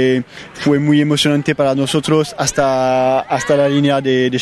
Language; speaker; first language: Spanish; non-native, fluent; French